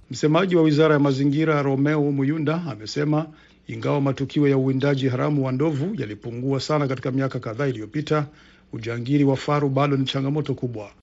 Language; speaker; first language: Swahili; non-native, local second language; Rundi